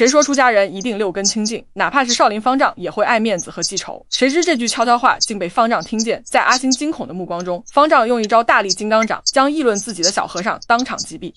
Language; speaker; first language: Chinese; native; Chinese